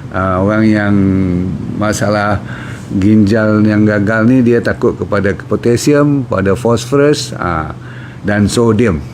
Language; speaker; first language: Malay; native; Malay